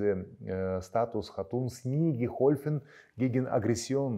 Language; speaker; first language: German; non-native, fluent; Russian